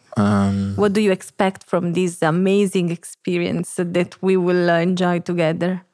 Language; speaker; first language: English; non-native, fluent; Italian